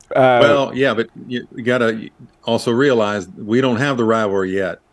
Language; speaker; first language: English; native; English